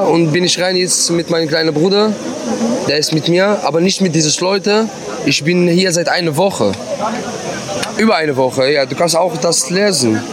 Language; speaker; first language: German; non-native, fluent; Arabic